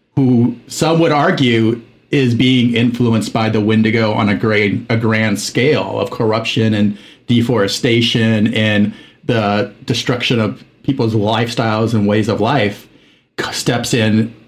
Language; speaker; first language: English; early bilingual, other home language; Spanish